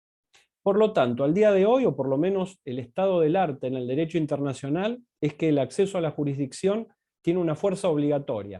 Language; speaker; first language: Spanish; native; Spanish